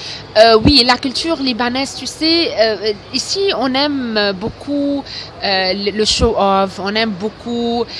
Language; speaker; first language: French; non-native, local second language; Arabic